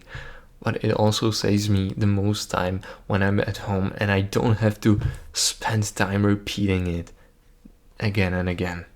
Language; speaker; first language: English; non-native, fluent; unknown